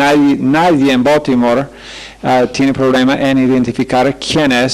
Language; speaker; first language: Spanish; non-native, fluent; English